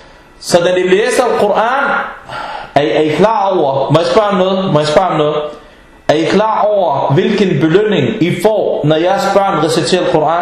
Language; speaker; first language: Danish; non-native, fluent; Arabic